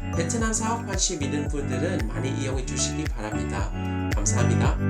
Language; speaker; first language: Korean; non-native, fluent; Vietnamese